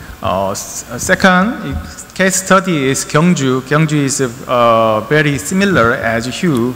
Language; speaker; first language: English; non-native, learner; Korean